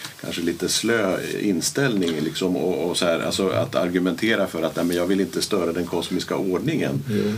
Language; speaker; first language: Swedish; native; Swedish